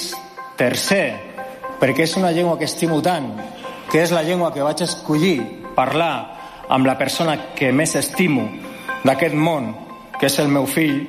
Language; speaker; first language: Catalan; non-native, local second language; Spanish